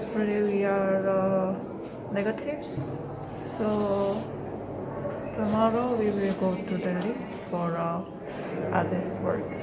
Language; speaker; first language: English; non-native, learner; Korean